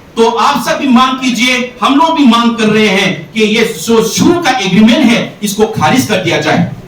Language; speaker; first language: Hindi; non-native, local second language; Manipuri